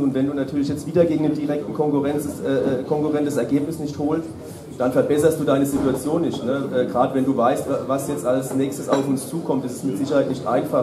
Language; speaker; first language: German; native; German